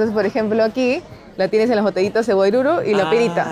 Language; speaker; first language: Spanish; native; Spanish